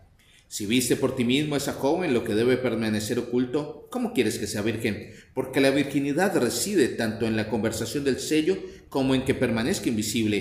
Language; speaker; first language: Spanish; native; Spanish